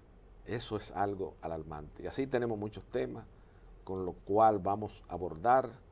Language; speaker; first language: Spanish; native; Spanish